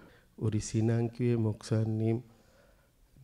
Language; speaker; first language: Korean; non-native, learner; Sinhala